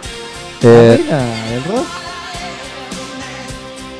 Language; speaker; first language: Spanish; native; Spanish